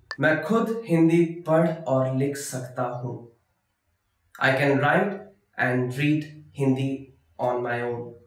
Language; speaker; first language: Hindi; native; Hindi